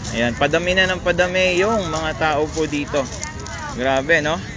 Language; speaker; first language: Filipino; non-native, local second language; Cebuano